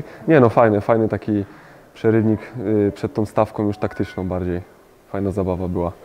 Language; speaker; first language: Polish; native; Polish